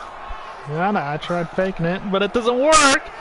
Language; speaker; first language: English; native; English